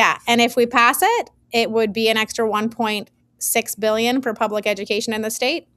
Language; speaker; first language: English; native; English